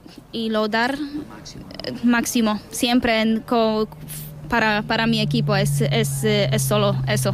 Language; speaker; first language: Spanish; non-native, learner; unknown